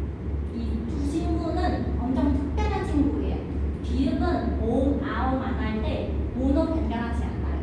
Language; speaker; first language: Korean; non-native, fluent; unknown